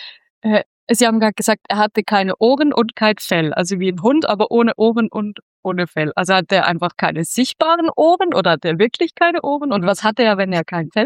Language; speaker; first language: German; native; German